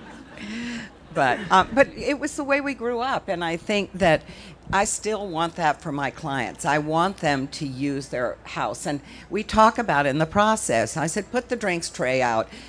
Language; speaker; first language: English; native; English